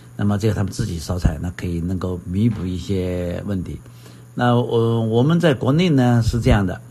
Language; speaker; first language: Chinese; native; Chinese